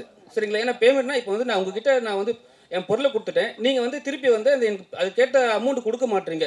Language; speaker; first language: Tamil; native; Tamil